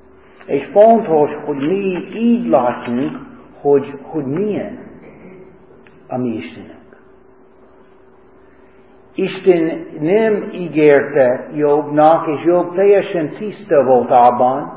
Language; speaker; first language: Hungarian; non-native, fluent; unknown